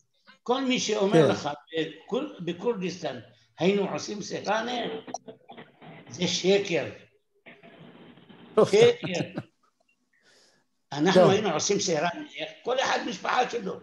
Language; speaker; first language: Hebrew; non-native, fluent; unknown